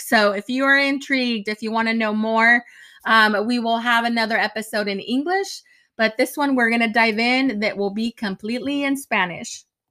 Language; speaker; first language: English; early bilingual, other home language; Spanish